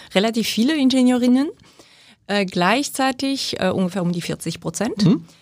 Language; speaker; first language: German; non-native, fluent; French